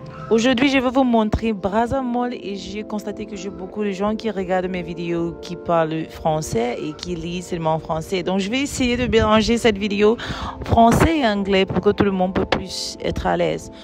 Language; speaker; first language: French; non-native, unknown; English